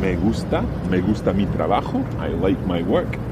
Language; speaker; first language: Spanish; non-native, fluent; English